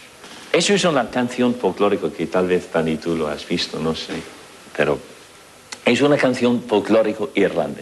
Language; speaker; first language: Spanish; non-native, fluent; English